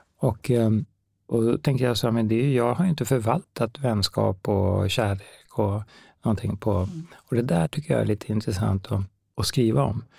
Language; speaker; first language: Swedish; native; Swedish